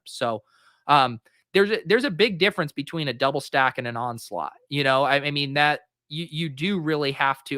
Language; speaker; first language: English; native; English